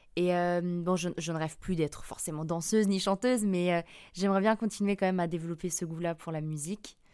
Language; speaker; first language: French; native; French